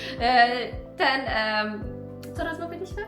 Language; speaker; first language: Polish; non-native, learner; Persian